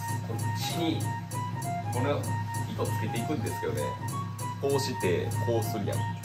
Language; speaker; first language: Japanese; native; Japanese